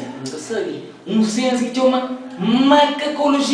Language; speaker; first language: Portuguese; non-native, local second language; Kabuverdianu